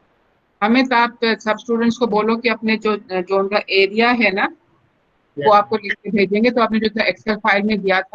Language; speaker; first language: Hindi; native; Hindi